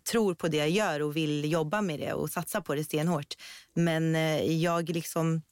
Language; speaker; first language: Swedish; early bilingual, other home language; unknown